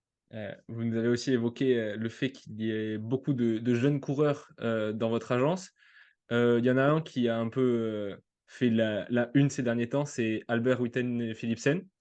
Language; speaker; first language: French; native; French